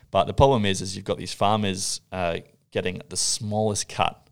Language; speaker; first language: English; native; English